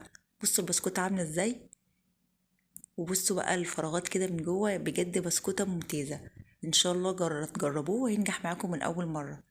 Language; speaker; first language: Arabic; native; Arabic